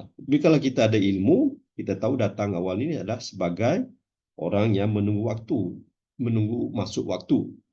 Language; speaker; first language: Malay; native; Malay